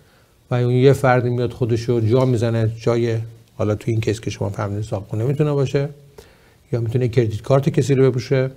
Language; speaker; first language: Persian; native; Persian